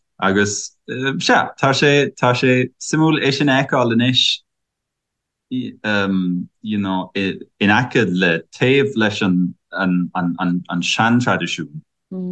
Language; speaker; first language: Irish; non-native, learner; German